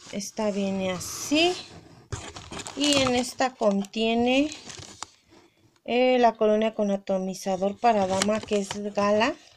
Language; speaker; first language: Spanish; native; Spanish